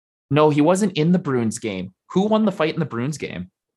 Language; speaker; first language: English; native; English